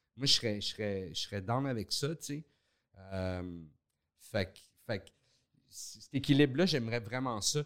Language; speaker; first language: French; native; French